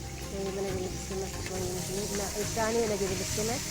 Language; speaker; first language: Arabic; native; Arabic